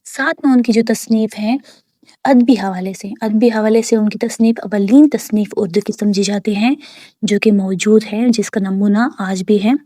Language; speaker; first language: Urdu; native; Urdu